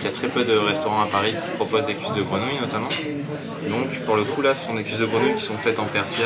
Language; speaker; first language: French; native; French